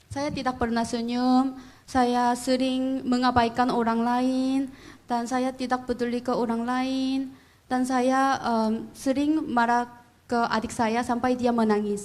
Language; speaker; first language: Indonesian; non-native, fluent; Korean